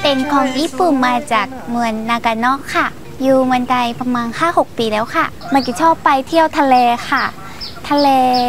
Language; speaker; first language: Thai; non-native, fluent; Japanese